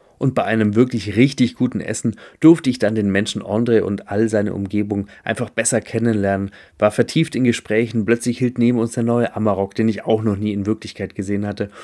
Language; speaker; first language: German; native; German